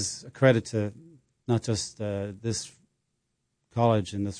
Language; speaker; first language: English; native; English